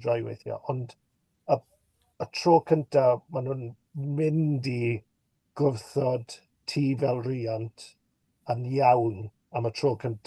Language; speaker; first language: Welsh; native; Welsh